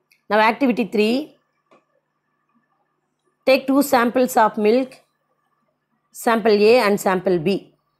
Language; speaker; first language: English; non-native, local second language; Tamil